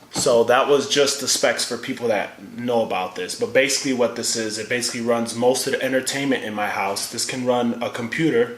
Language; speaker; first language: English; native; English